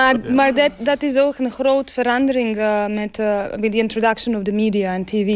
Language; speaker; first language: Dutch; non-native, learner; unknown